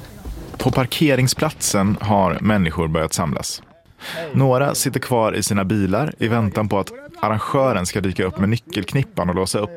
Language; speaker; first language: Swedish; native; Swedish